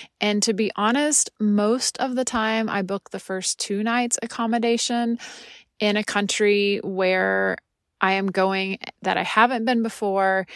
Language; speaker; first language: English; native; English